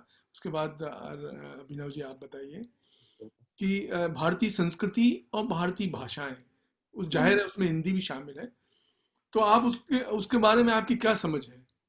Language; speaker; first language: Hindi; native; Hindi